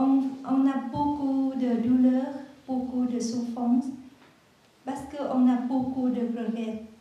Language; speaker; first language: French; non-native, learner; Vietnamese